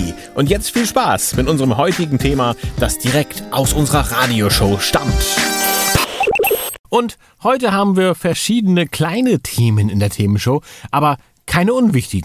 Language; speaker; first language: German; native; German